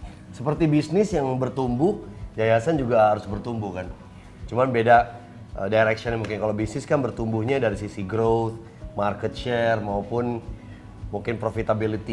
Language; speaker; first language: Indonesian; native; Indonesian